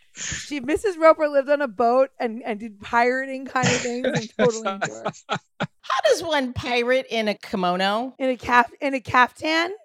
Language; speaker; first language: English; native; English